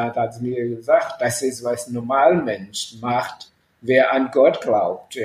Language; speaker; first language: German; non-native, fluent; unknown